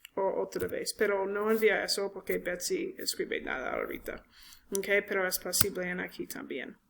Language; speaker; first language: Spanish; non-native, learner; English